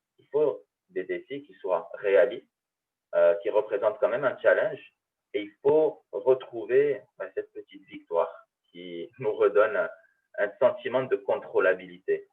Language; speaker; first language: French; early bilingual, other home language; Arabic